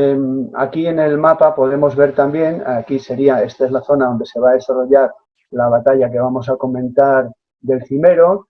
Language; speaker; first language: Spanish; native; Spanish